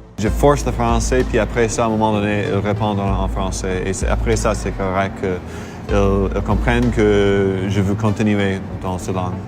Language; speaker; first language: French; non-native, fluent; English